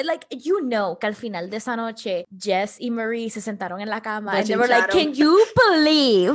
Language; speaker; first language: Spanish; early bilingual, heritage; Spanish